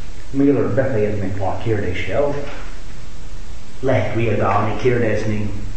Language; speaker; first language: Hungarian; non-native, fluent; English